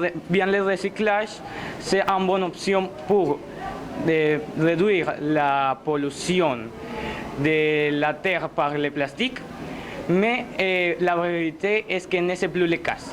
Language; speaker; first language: French; non-native, learner; Spanish